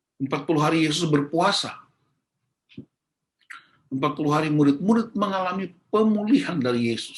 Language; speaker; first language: Indonesian; native; Indonesian